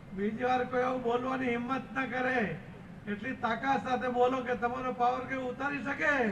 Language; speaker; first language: Gujarati; non-native, local second language; Marathi